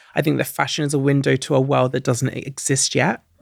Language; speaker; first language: English; native; English